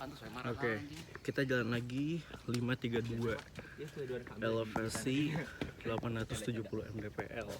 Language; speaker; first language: Indonesian; native; Indonesian